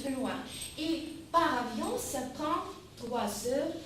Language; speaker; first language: French; non-native, fluent; Russian